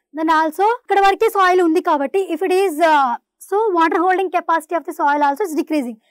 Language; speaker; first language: English; non-native, local second language; Telugu